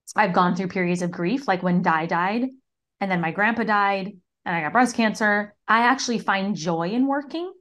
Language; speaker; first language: English; native; English